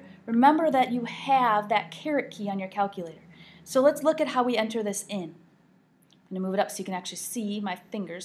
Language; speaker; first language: English; native; English